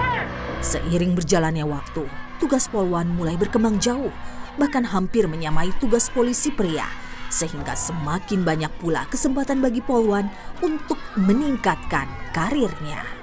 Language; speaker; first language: Indonesian; native; Indonesian